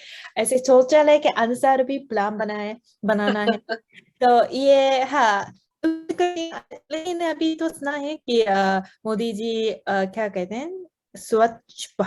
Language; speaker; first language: Hindi; non-native, fluent; Japanese